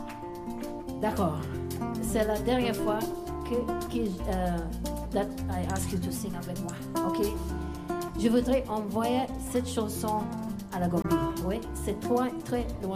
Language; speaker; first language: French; non-native, learner; English